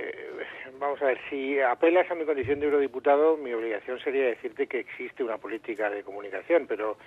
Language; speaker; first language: Spanish; native; Spanish